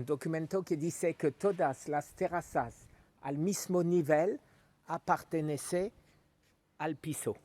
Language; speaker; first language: Spanish; non-native, learner; French